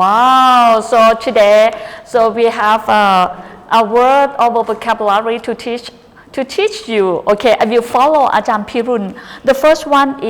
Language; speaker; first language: English; non-native, fluent; Thai